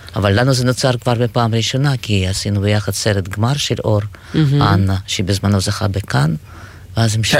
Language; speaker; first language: Hebrew; non-native, fluent; Russian